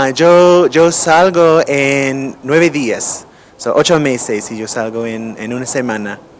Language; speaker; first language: Spanish; non-native, fluent; English